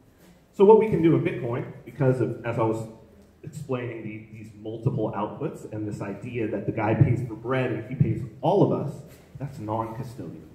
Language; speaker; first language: English; native; English